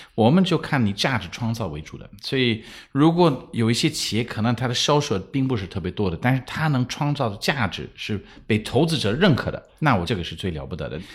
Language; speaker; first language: Chinese; non-native, fluent; English